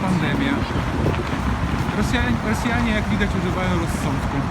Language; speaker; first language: Polish; non-native, fluent; Russian